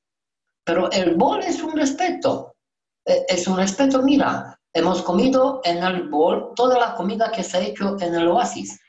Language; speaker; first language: Spanish; non-native, learner; Romanian